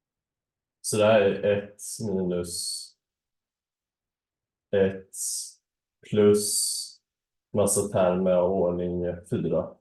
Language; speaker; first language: Swedish; native; Swedish